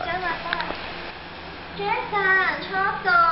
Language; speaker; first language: Japanese; non-native, learner; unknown